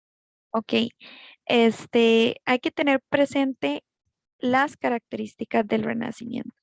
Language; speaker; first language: Spanish; native; Spanish